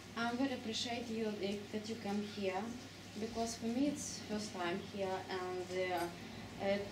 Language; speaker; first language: English; non-native, learner; Russian